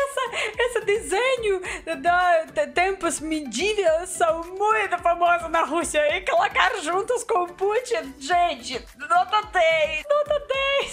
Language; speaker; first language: Portuguese; non-native, learner; Russian